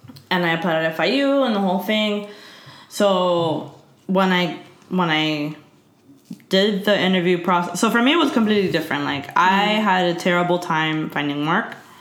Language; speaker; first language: English; early bilingual, other home language; Spanish